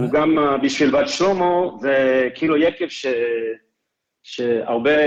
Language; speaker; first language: Hebrew; non-native, fluent; English